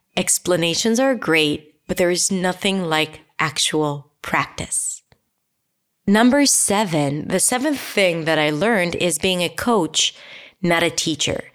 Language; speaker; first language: English; non-native, fluent; Hebrew